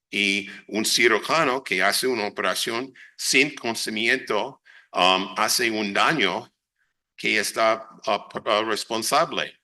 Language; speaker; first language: Spanish; non-native, fluent; English